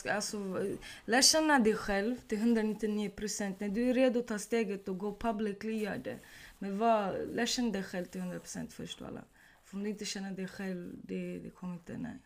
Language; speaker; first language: Swedish; early bilingual, other home language; Arabic